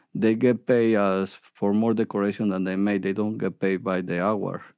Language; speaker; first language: English; non-native, fluent; Spanish